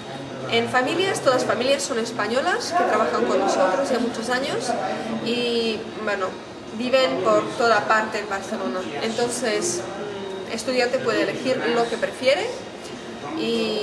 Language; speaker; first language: Spanish; non-native, fluent; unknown